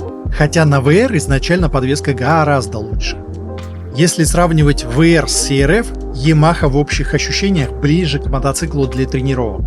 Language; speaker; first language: Russian; native; Russian